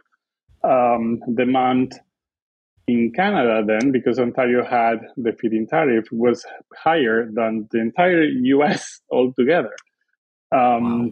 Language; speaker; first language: English; non-native, fluent; Spanish